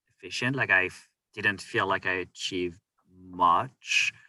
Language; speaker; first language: English; non-native, fluent; French